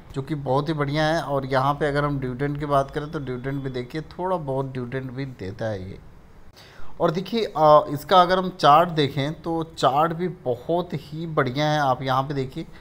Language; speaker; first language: Hindi; native; Hindi